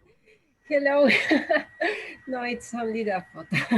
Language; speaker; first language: English; non-native, learner; Spanish